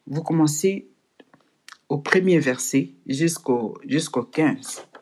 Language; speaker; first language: French; non-native, local second language; Lingala